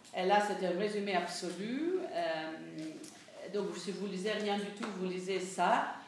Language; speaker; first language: French; non-native, fluent; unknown